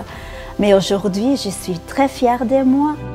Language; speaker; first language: French; non-native, learner; Bosnian